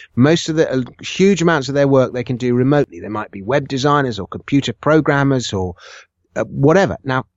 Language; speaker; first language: English; native; English